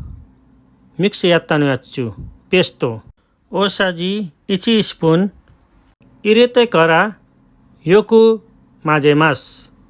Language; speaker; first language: Japanese; non-native, learner; Nepali